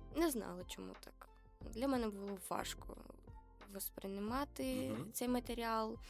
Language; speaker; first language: Ukrainian; non-native, local second language; Romanian